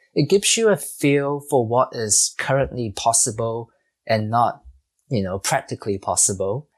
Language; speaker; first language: English; native; English